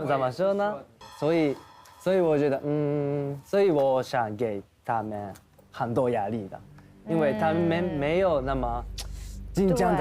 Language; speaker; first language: Chinese; non-native, fluent; Japanese